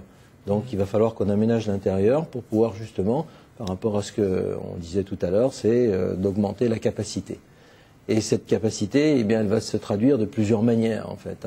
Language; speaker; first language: French; native; French